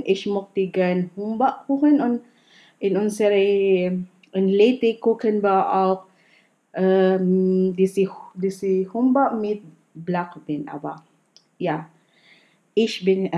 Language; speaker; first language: German; non-native, learner; Filipino